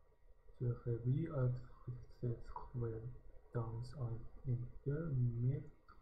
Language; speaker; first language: French; non-native, learner; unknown